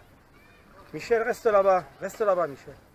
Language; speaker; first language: French; native; French